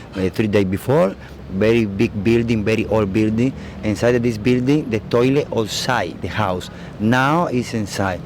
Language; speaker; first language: English; non-native, learner; Spanish